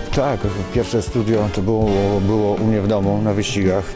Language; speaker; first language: Polish; native; Polish